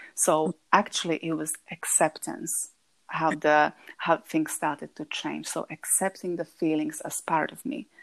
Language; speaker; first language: English; non-native, fluent; Slovak